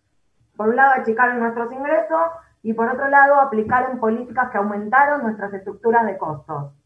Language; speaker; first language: Spanish; native; Spanish